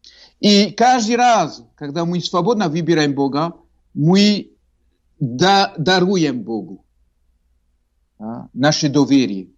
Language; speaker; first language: Russian; non-native, fluent; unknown